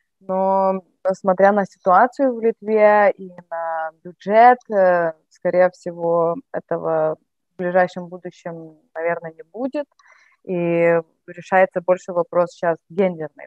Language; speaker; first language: Russian; native; Russian